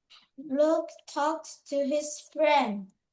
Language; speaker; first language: English; non-native, learner; Vietnamese